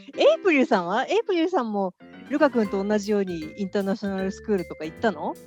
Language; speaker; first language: Japanese; native; Japanese